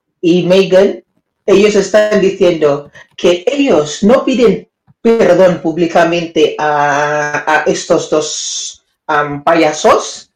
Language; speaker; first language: Spanish; non-native, learner; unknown